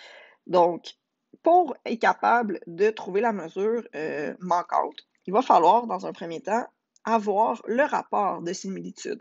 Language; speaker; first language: French; native; French